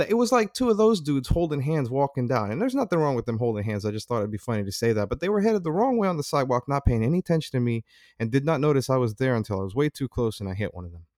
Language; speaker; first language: English; early bilingual, other home language; Filipino